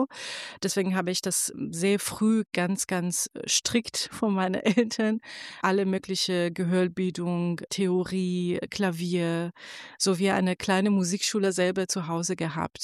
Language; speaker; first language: German; non-native, fluent; Persian